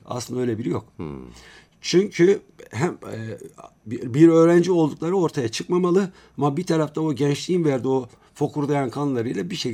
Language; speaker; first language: Turkish; native; Turkish